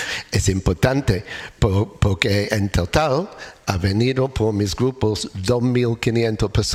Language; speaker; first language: Spanish; non-native, learner; English